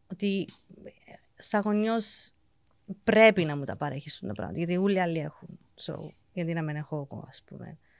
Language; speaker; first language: Greek; early bilingual, heritage; English